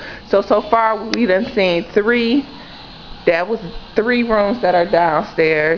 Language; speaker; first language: English; native; English